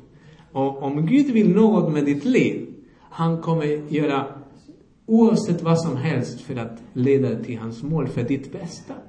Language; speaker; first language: Swedish; non-native, fluent; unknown